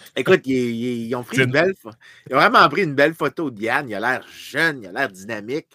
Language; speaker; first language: French; native; French